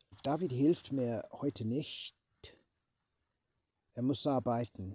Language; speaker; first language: German; non-native, learner; English